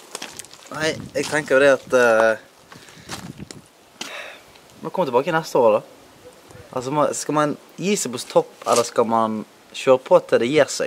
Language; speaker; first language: Norwegian; native; Norwegian